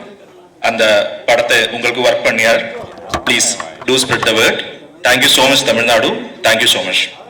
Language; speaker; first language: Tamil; non-native, learner; Malayalam